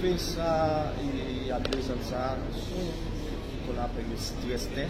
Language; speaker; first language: French; non-native, learner; Haitian Creole